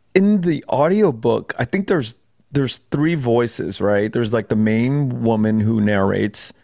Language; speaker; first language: English; native; English